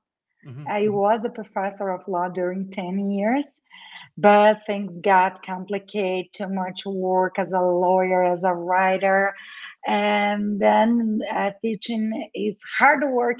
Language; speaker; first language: English; non-native, fluent; Portuguese